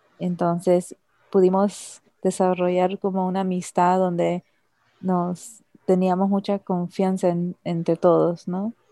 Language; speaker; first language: Spanish; early bilingual, heritage; Spanish